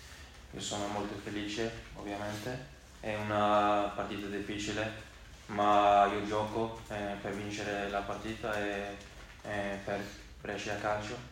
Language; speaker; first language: Italian; non-native, learner; English